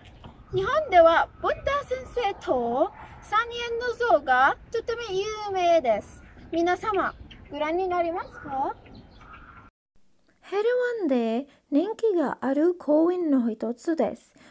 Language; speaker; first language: Japanese; non-native, learner; Arabic